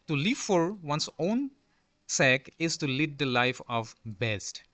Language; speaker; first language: English; non-native, local second language; Assamese